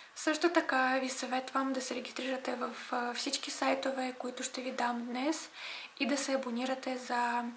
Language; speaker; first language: Bulgarian; non-native, fluent; Russian